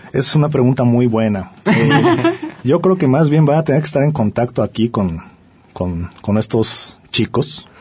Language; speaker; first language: Spanish; early bilingual, other home language; Japanese